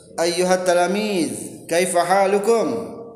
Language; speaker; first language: Arabic; non-native, fluent; Indonesian